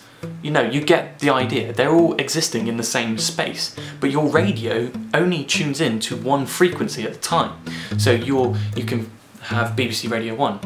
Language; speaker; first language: English; native; English